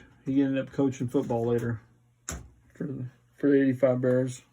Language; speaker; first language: English; native; English